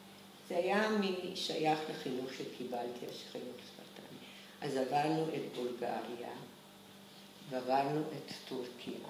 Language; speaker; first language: Hebrew; early bilingual, other home language; Romanian